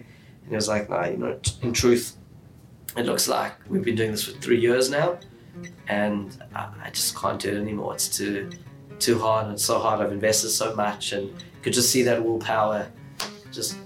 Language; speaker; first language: English; native; English